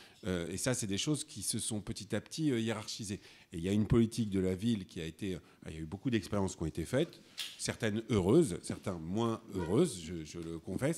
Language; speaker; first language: French; native; French